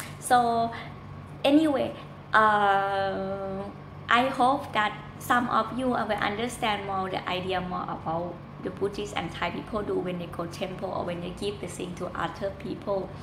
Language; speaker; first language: English; non-native, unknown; Thai